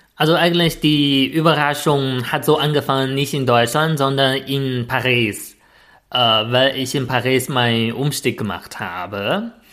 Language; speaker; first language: German; non-native, fluent; Chinese